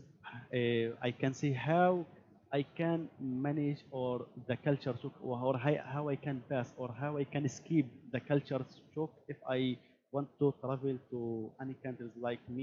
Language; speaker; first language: English; non-native, learner; Arabic